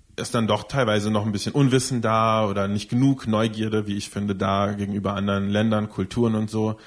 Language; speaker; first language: German; native; German